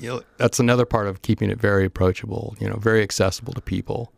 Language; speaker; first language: English; native; English